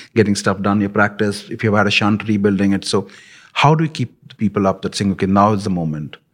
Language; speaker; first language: English; non-native, local second language; Punjabi